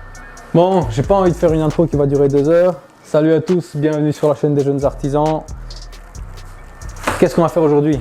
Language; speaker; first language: French; native; French